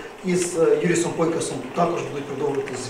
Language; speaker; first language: Ukrainian; native; Ukrainian